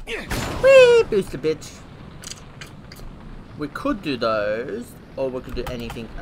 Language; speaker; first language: English; native; English